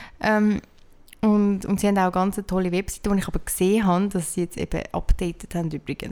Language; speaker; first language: German; native; German